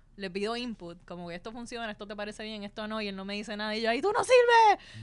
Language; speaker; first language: Spanish; native; Spanish